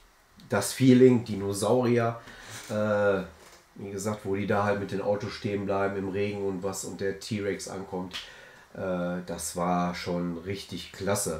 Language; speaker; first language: German; native; German